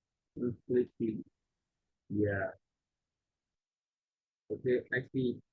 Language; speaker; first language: English; non-native, learner; Vietnamese